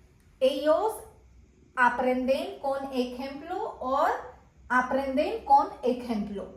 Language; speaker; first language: Spanish; non-native, fluent; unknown